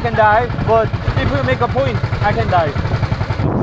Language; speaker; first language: English; non-native, learner; Korean